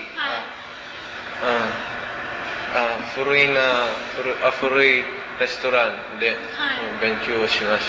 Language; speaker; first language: Japanese; non-native, learner; Cebuano